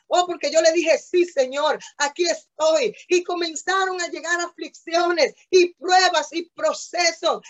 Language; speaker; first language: Spanish; native; Spanish